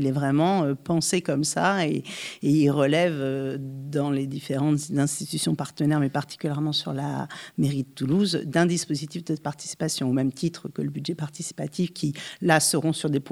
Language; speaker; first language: French; native; French